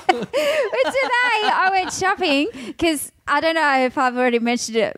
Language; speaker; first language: English; native; English